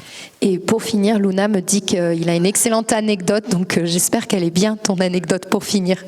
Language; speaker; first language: French; native; French